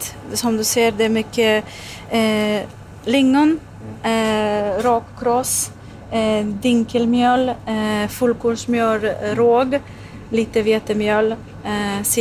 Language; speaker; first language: Swedish; non-native, learner; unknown